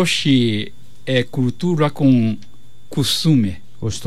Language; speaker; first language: Portuguese; non-native, learner; Japanese